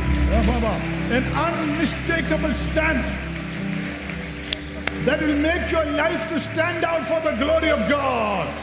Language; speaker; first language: English; non-native, local second language; Malayalam